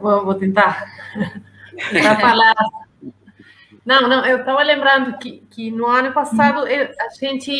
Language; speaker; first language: Portuguese; non-native, learner; Spanish